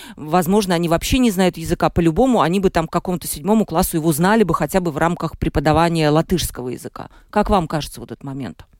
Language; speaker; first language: Russian; native; Russian